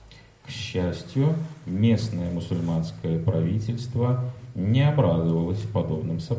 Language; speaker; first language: Russian; native; Russian